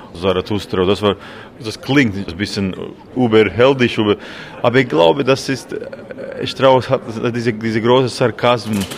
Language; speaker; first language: German; non-native, learner; Latvian